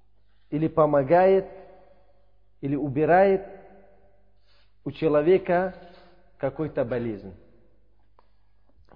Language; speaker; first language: Russian; non-native, learner; Uzbek